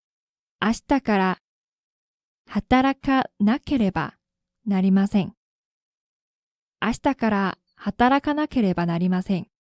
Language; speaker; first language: Japanese; non-native, fluent; Korean